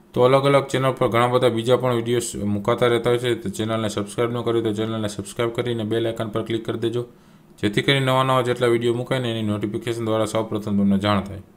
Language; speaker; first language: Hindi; non-native, local second language; Gujarati